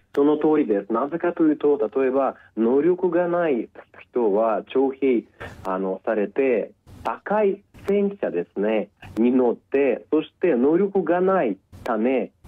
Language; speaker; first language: Japanese; non-native, fluent; Ukrainian